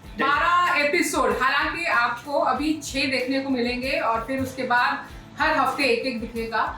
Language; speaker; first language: Hindi; native; Hindi